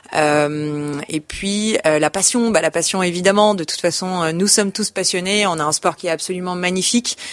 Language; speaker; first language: French; native; French